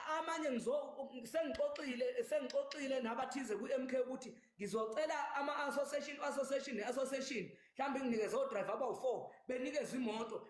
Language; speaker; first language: Zulu; native; Zulu